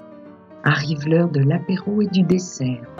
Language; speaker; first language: French; native; French